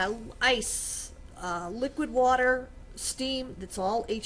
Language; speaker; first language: English; native; English